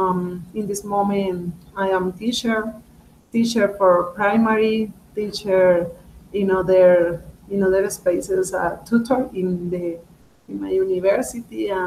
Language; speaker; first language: English; non-native, learner; Spanish